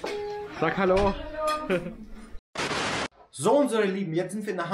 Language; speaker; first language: German; native; German